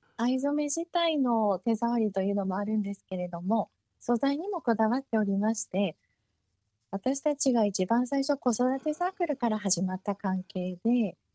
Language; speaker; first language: Japanese; early bilingual, heritage; Japanese